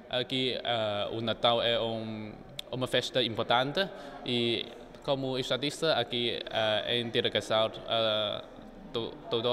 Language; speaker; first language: Portuguese; non-native, local second language; Chinese